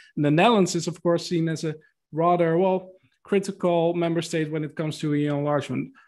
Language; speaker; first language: English; non-native, fluent; Dutch